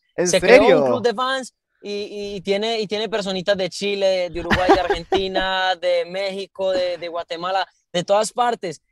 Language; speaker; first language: Spanish; native; Spanish